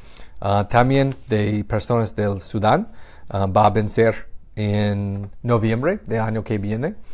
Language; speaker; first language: Spanish; non-native, fluent; English